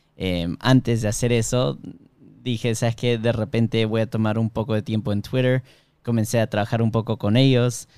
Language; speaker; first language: Spanish; early bilingual, heritage; Spanish